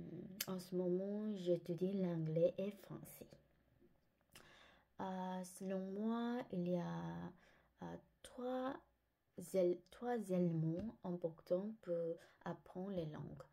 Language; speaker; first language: French; non-native, fluent; Korean